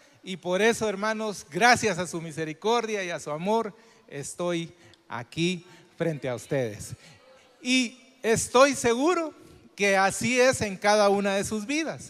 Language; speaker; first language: Spanish; native; Spanish